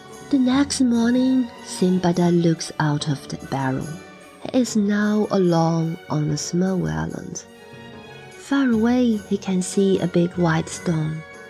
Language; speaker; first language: English; non-native, fluent; Chinese